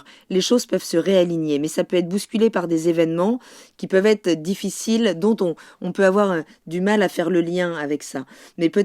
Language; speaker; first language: French; native; French